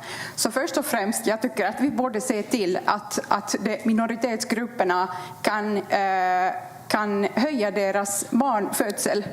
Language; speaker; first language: Swedish; non-native, fluent; Kurdish